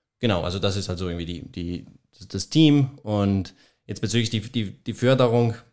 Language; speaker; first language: German; non-native, fluent; Spanish